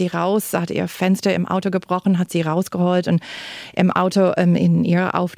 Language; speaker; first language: German; non-native, fluent; English